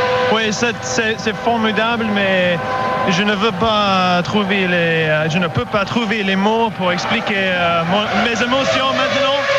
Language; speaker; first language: French; non-native, learner; English